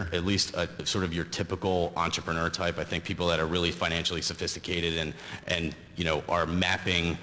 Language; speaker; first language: English; native; English